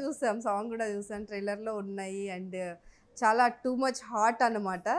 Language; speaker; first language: Telugu; native; Telugu